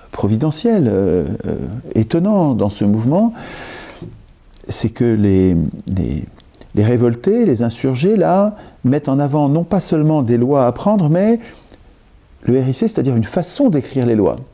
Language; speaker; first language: French; native; French